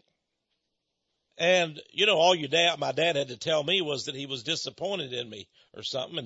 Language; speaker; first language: English; native; English